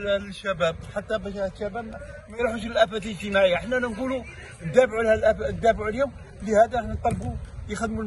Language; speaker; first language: Arabic; native; Arabic